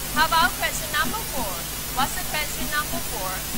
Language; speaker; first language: English; non-native, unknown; Thai